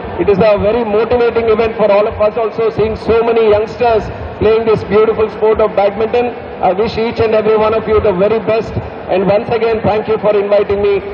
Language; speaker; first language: English; non-native, local second language; Telugu